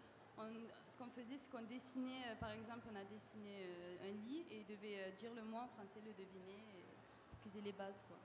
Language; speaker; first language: French; native; French